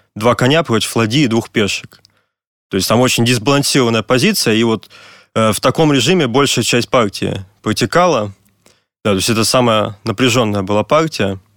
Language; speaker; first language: Russian; native; Russian